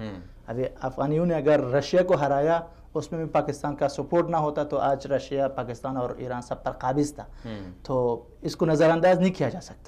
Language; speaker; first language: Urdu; non-native, fluent; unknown